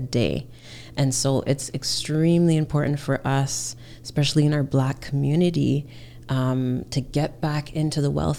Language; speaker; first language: English; native; English